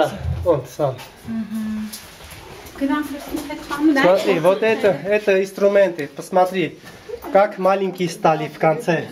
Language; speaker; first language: Russian; non-native, local second language; Armenian